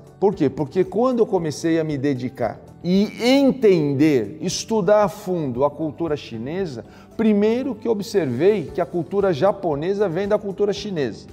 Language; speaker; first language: Portuguese; native; Portuguese